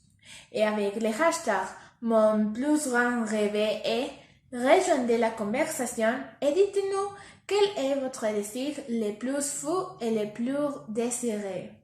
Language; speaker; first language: French; non-native, learner; Spanish